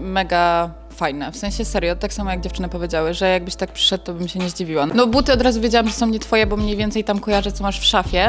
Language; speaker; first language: Polish; native; Polish